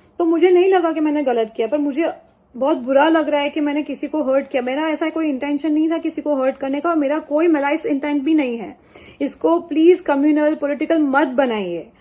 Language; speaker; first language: Hindi; non-native, local second language; Gujarati